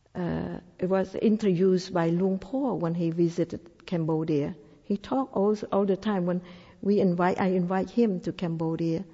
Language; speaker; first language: English; non-native, fluent; Thai